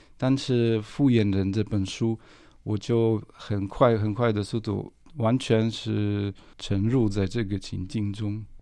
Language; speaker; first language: Chinese; non-native, fluent; Russian